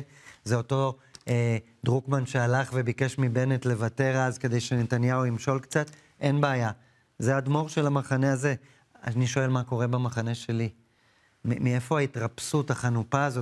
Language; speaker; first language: Hebrew; native; Hebrew